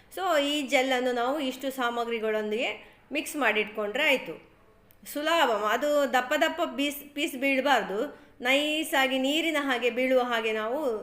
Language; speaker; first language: Kannada; non-native, local second language; Tulu